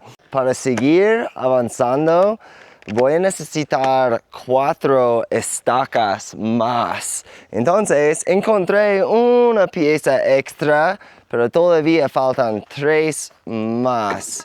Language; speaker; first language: Spanish; non-native, learner; English